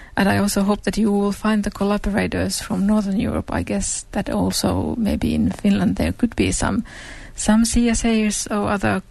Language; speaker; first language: English; non-native, fluent; Finnish